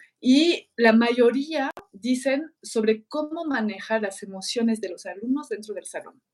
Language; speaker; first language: Spanish; non-native, fluent; French